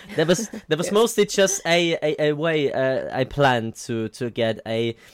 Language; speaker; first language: English; non-native, fluent; German